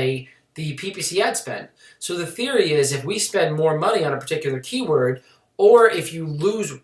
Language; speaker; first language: English; native; English